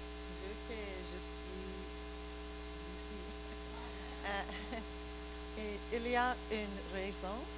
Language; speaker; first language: French; non-native, learner; English